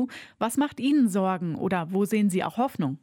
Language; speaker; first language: German; native; German